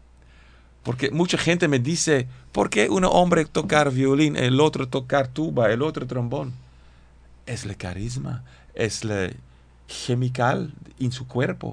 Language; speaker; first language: Spanish; non-native, learner; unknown